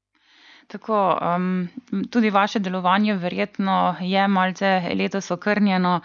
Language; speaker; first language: Slovenian; native; Slovenian